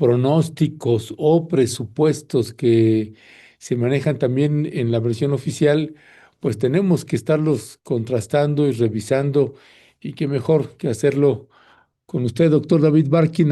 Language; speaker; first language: Spanish; native; Spanish